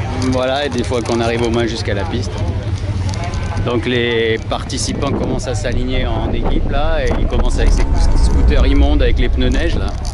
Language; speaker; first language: French; native; French